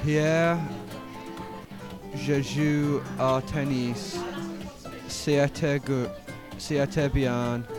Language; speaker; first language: French; non-native, learner; English